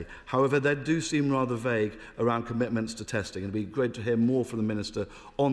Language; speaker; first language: English; native; English